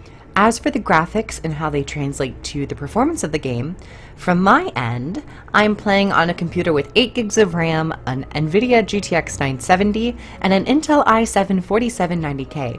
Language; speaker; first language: English; native; English